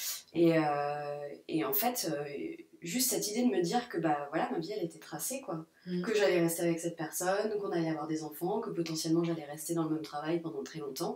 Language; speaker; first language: French; native; French